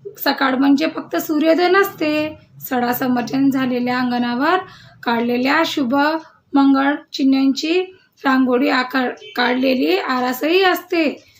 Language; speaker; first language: Marathi; non-native, local second language; Telugu